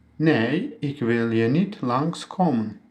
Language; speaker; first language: Dutch; non-native, learner; Turkish